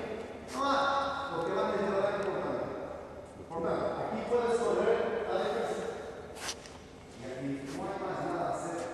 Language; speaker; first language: Spanish; non-native, learner; Portuguese